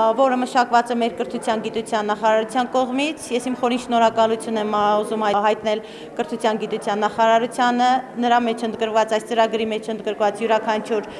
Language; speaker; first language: Armenian; native; Armenian